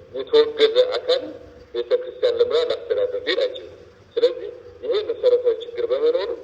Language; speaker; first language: Amharic; native; Amharic